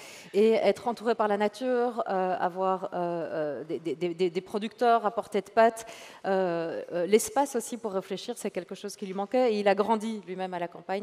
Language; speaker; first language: French; native; French